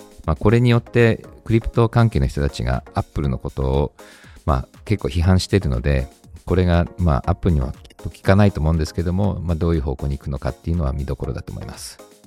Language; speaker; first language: Japanese; early bilingual, heritage; Japanese